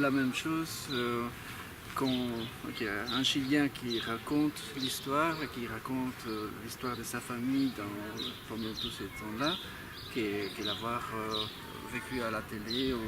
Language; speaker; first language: French; native; French